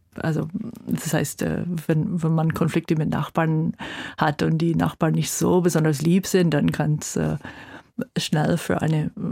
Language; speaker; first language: German; non-native, fluent; English